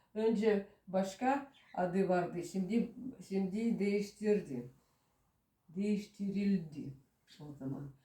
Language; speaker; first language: Turkish; non-native, learner; Russian